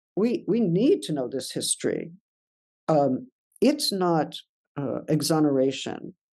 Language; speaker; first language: English; native; English